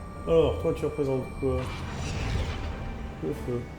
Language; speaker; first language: French; native; French